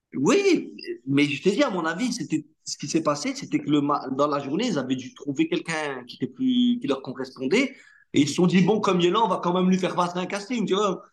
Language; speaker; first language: French; non-native, local second language; Arabic